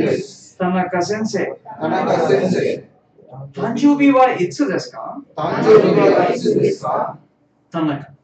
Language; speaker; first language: Japanese; non-native, fluent; Tamil